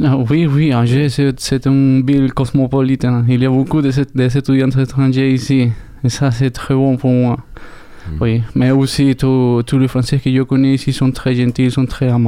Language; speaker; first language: French; non-native, learner; Spanish